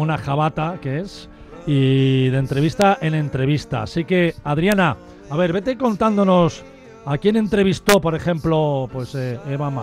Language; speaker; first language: Spanish; native; Spanish